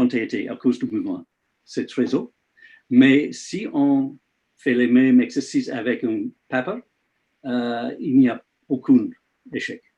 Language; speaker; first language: French; non-native, learner; English